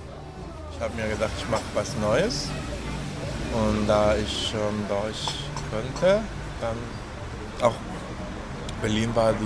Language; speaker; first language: German; non-native, fluent; Spanish